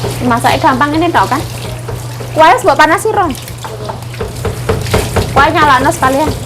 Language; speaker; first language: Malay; non-native, local second language; Javanese